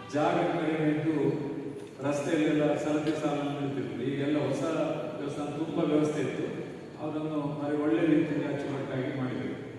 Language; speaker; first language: Kannada; non-native, local second language; Tulu